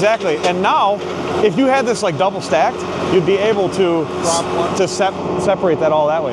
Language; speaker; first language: English; native; English